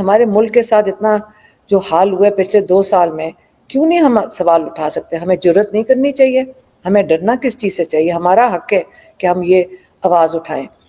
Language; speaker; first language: Urdu; native; Urdu